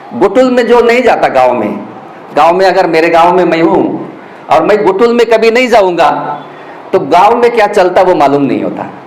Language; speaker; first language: Hindi; non-native, local second language; Gondi